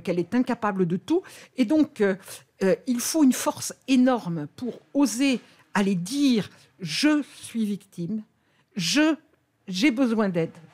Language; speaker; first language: French; native; French